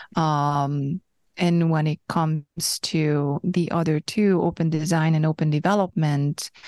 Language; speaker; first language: English; non-native, fluent; Hungarian